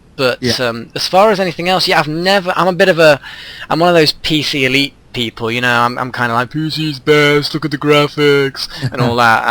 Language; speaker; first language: English; native; English